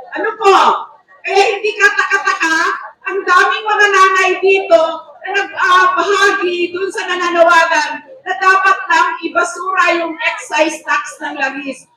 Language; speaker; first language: Filipino; native; Filipino